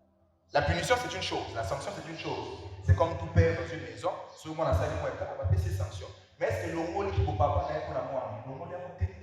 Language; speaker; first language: French; non-native, local second language; Lingala